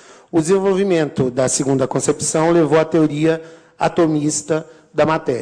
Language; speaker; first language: Portuguese; native; Portuguese